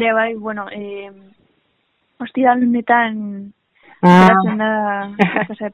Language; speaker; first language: Basque; non-native, local second language; Spanish